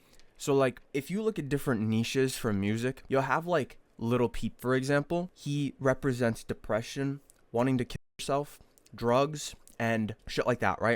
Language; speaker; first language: English; native; English